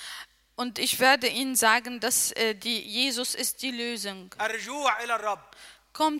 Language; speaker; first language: German; non-native, learner; Arabic